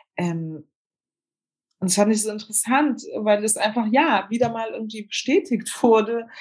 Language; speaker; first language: German; early bilingual, other home language; Turkish